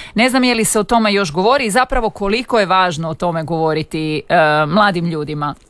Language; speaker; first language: Croatian; native; Croatian